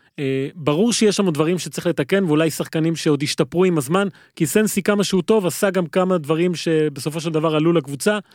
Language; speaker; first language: Hebrew; native; Hebrew